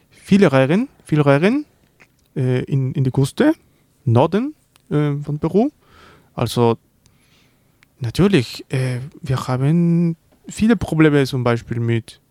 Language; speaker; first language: German; non-native, learner; Spanish